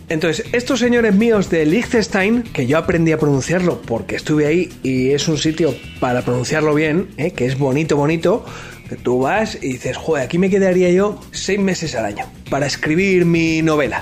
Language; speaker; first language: Spanish; native; Spanish